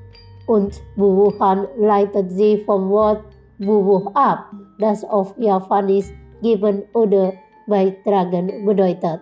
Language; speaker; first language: German; non-native, fluent; Indonesian